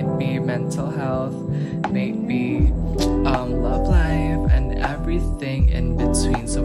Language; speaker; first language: English; non-native, local second language; Filipino